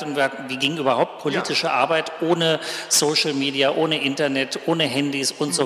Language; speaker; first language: German; native; German